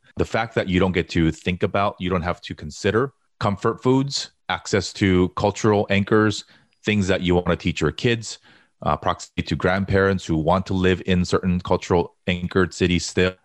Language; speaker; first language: English; early bilingual, other home language; Korean